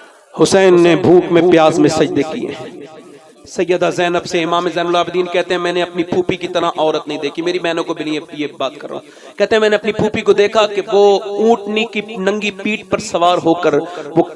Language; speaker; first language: Urdu; native; Urdu